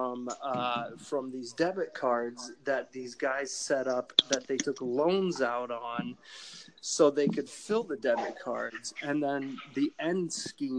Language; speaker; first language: English; native; English